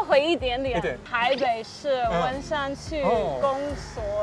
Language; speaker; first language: Chinese; non-native, fluent; English